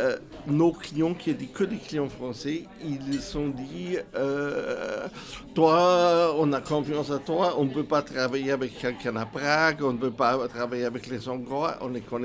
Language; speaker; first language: French; non-native, fluent; German